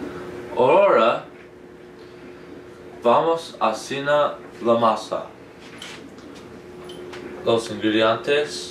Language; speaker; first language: Spanish; non-native, learner; English